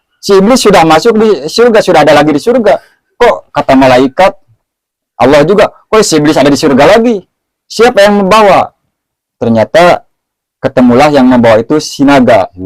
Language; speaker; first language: Indonesian; non-native, local second language; Sundanese